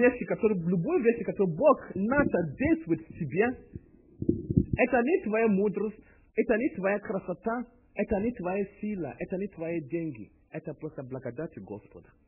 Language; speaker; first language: Russian; non-native, learner; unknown